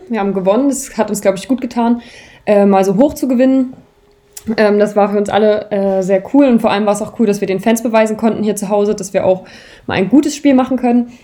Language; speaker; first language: German; native; German